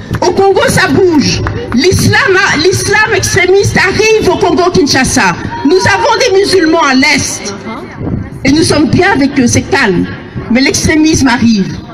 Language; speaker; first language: French; early bilingual, other home language; Lingala